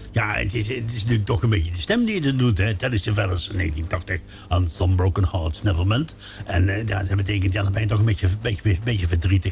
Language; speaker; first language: Dutch; native; Dutch